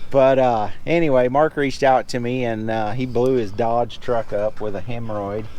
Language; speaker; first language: English; native; English